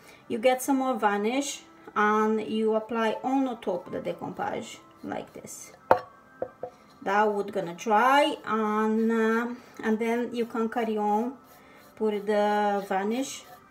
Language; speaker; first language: English; non-native, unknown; Portuguese